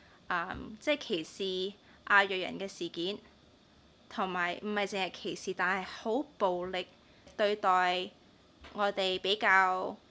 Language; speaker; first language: Cantonese; early bilingual, heritage; Cantonese